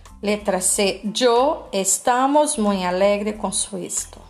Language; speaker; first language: Spanish; non-native, fluent; Portuguese